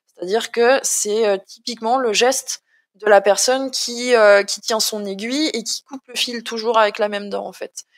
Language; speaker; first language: French; native; French